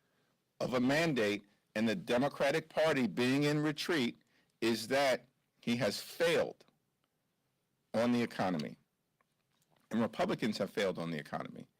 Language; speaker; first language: English; native; English